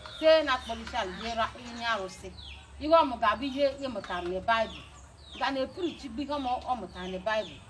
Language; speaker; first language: Igbo; native; Igbo